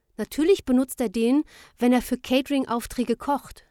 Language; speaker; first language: German; native; German